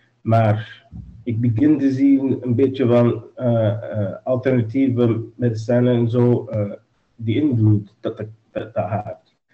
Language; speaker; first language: Dutch; non-native, learner; English